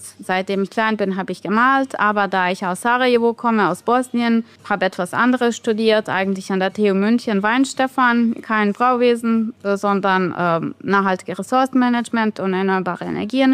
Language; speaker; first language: German; non-native, fluent; Bosnian